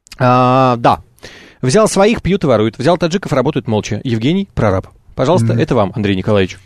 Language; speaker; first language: Russian; native; Russian